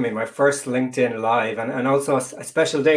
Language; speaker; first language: English; native; English